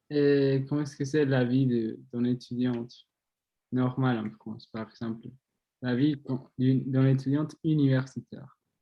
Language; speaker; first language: French; non-native, learner; Spanish